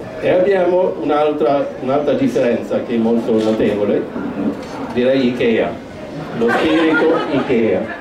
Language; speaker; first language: Italian; non-native, fluent; Swedish